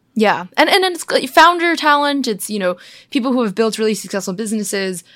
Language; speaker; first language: English; native; English